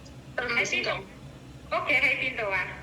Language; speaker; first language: Cantonese; non-native, learner; Indonesian